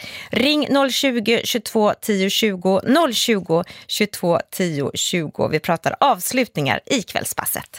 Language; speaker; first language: Swedish; native; Swedish